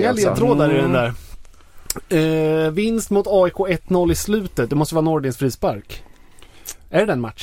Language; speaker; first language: Swedish; native; Swedish